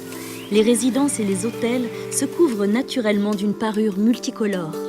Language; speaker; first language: French; native; French